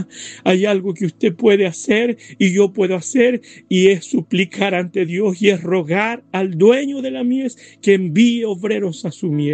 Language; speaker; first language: Spanish; native; Spanish